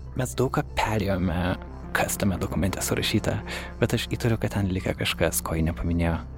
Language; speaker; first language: Lithuanian; native; Lithuanian